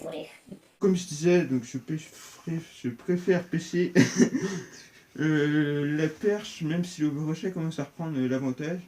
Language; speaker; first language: French; native; French